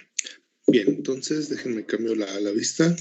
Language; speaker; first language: Spanish; native; Spanish